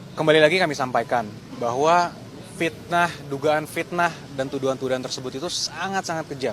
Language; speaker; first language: Indonesian; native; Indonesian